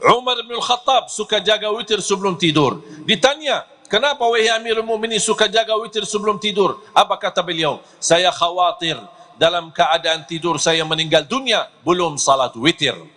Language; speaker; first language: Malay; non-native, fluent; Arabic